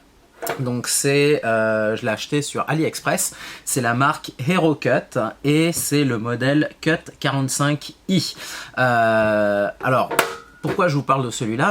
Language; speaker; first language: French; native; French